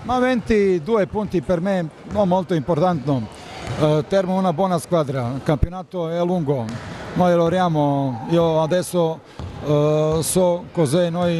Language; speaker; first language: Italian; non-native, learner; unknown